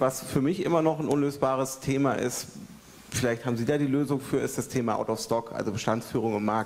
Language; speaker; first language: German; native; German